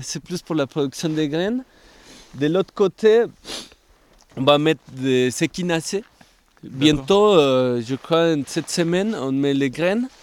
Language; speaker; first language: French; non-native, fluent; Spanish